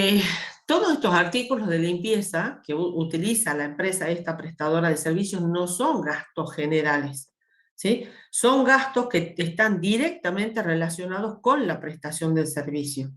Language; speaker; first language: Spanish; native; Spanish